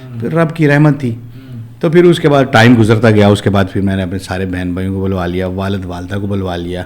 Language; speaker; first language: Urdu; non-native, local second language; Punjabi